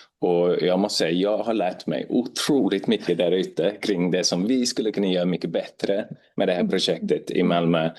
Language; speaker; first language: Swedish; non-native, fluent; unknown